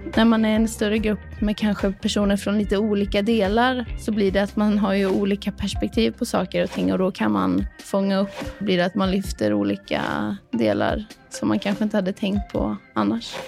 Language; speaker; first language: Swedish; native; Swedish